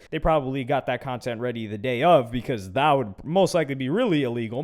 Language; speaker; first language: English; native; English